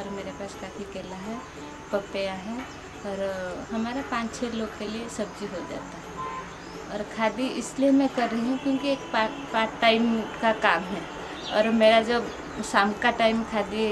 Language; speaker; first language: Hindi; non-native, local second language; Odia